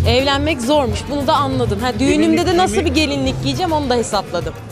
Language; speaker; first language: Turkish; native; Turkish